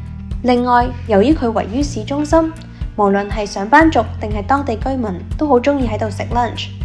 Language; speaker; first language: Chinese; native; Chinese